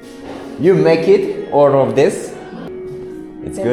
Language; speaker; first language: English; non-native, learner; Japanese